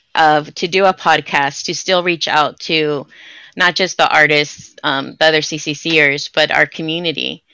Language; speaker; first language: English; native; English